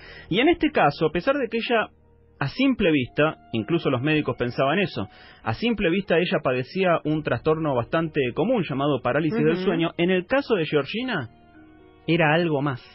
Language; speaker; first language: Spanish; native; Spanish